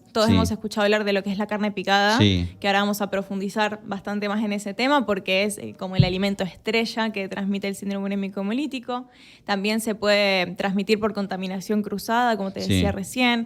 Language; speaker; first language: Spanish; native; Spanish